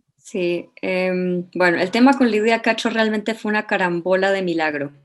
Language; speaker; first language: Spanish; native; Spanish